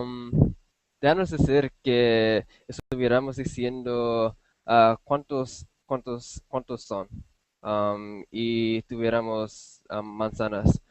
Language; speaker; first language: Spanish; non-native, learner; English